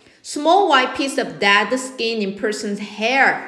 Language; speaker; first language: English; non-native, fluent; Korean